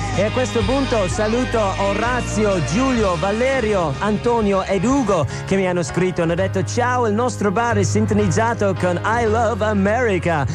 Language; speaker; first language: Italian; non-native, fluent; English